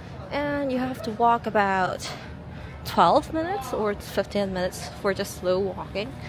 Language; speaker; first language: English; non-native, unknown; Korean